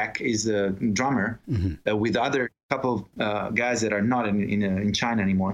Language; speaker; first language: English; non-native, fluent; Italian